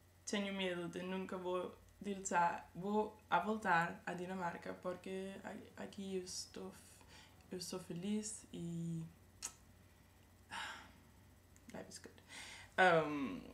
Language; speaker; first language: Portuguese; non-native, learner; Danish